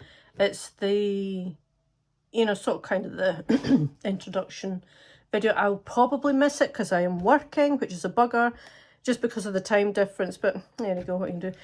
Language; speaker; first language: English; native; English